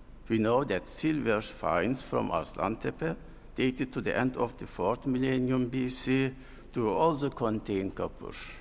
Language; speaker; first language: English; non-native, fluent; Turkish